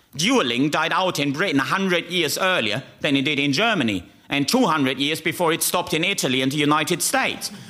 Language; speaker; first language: English; non-native, fluent; German